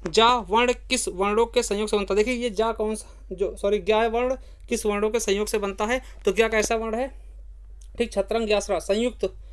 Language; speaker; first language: Hindi; native; Hindi